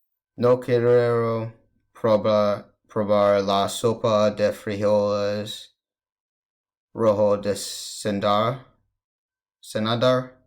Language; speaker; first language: Spanish; non-native, learner; English